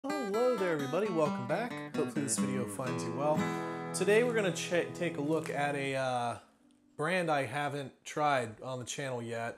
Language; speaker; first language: English; native; English